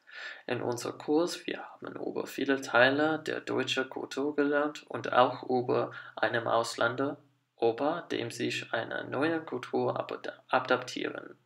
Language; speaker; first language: German; non-native, learner; English